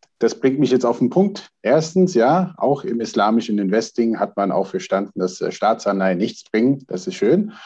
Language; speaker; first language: German; native; German